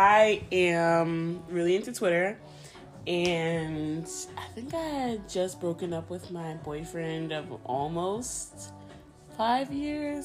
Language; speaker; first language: English; early bilingual, other home language; Spanish